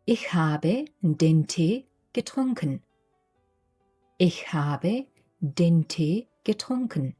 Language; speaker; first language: German; non-native, fluent; Mongolian